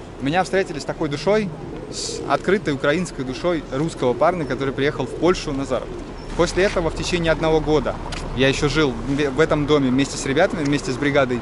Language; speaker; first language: Russian; native; Russian